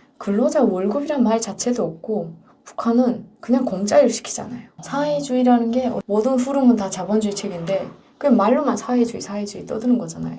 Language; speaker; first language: Korean; native; Korean